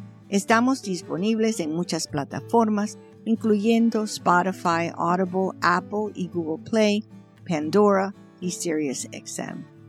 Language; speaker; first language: Spanish; early bilingual, heritage; Spanish